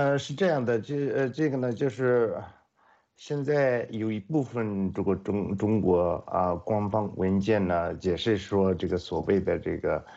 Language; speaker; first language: Chinese; non-native, local second language; Mongolian